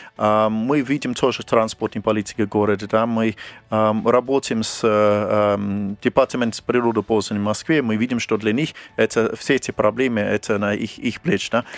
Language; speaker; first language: Russian; non-native, fluent; English